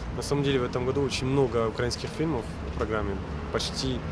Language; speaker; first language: Russian; non-native, fluent; French